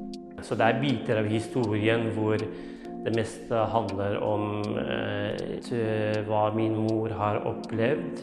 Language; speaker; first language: Norwegian; non-native, fluent; Kurdish